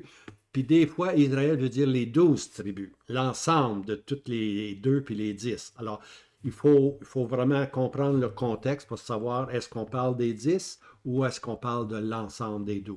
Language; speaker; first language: French; native; French